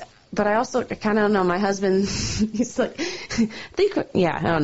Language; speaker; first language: English; native; English